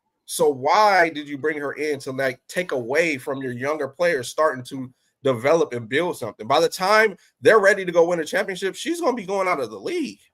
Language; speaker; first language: English; native; English